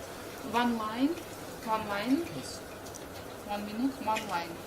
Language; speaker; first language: English; non-native, learner; Russian